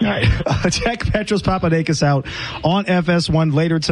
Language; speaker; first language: English; native; English